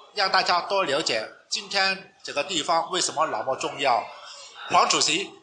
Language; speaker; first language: Chinese; non-native, local second language; Cantonese